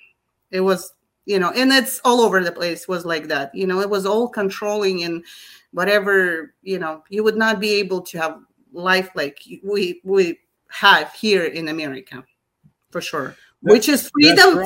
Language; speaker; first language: English; non-native, fluent; Russian